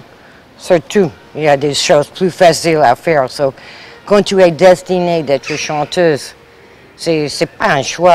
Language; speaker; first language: French; non-native, fluent; English